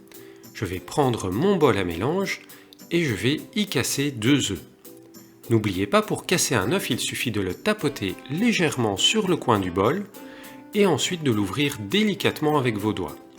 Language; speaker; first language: French; native; French